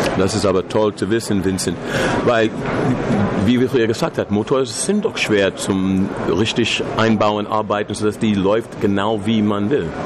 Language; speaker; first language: German; non-native, fluent; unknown